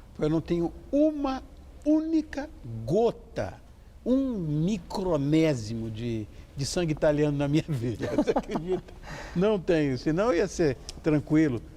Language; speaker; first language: Portuguese; native; Portuguese